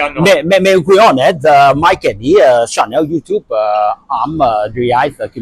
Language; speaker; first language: Welsh; non-native, learner; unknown